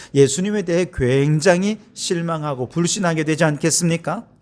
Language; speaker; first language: Korean; native; Korean